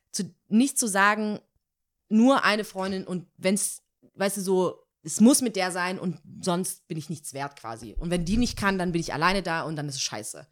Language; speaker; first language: German; native; German